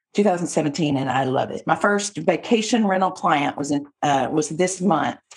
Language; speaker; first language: English; native; English